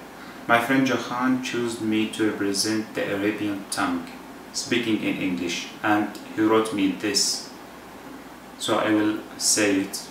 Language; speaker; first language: English; non-native, fluent; Arabic